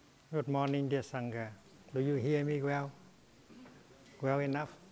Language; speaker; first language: English; non-native, fluent; Vietnamese